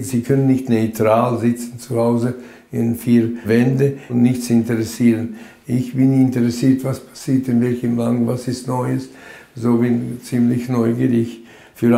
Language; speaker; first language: German; non-native, fluent; Latvian